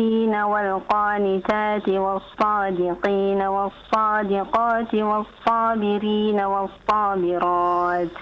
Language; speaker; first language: Arabic; non-native, learner; Indonesian